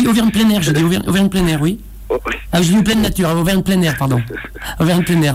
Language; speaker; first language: French; native; French